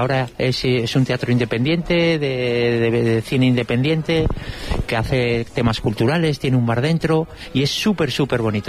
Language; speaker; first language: Spanish; native; Spanish